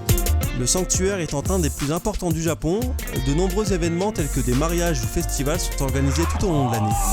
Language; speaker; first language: French; native; French